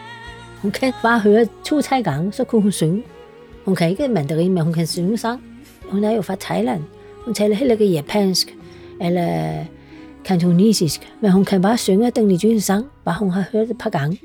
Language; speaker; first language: Danish; non-native, fluent; Chinese